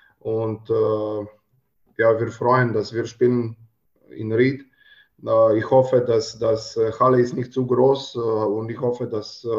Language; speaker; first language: German; non-native, learner; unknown